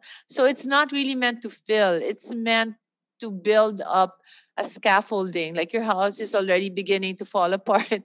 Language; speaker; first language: English; non-native, local second language; Filipino